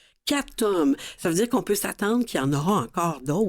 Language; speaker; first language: French; native; French